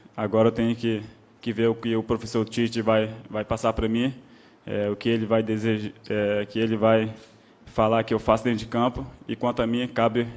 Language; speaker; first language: Portuguese; native; Portuguese